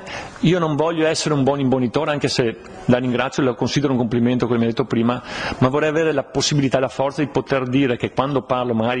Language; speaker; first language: Italian; native; Italian